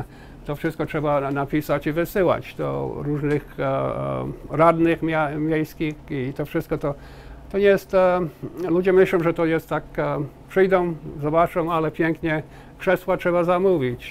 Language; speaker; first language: Polish; early bilingual, heritage; Polish